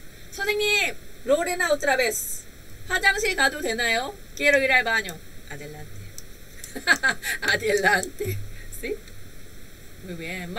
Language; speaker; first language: Spanish; non-native, learner; Korean